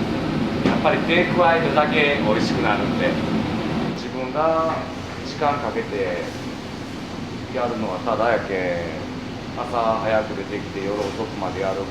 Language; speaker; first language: Japanese; native; Japanese